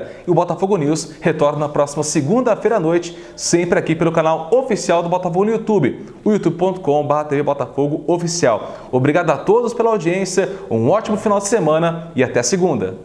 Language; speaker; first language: Portuguese; native; Portuguese